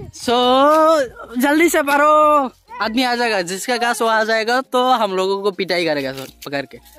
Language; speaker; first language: Hindi; non-native, local second language; Bangla